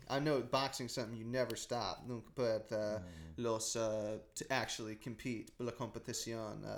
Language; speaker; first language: Spanish; non-native, learner; English